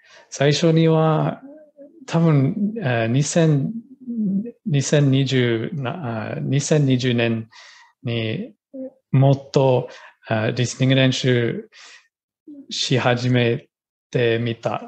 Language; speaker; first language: Japanese; non-native, learner; English